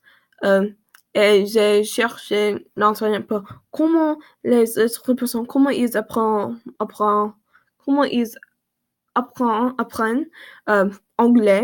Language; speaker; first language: French; non-native, learner; English